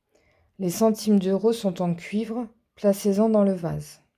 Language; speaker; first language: French; native; French